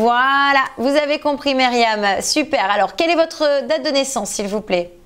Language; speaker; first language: French; native; French